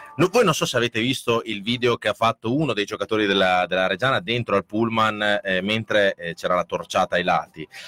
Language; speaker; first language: Italian; native; Italian